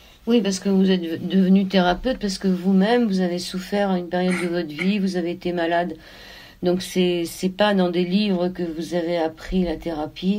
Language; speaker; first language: French; native; French